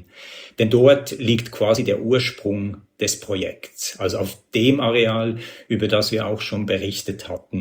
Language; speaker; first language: German; native; German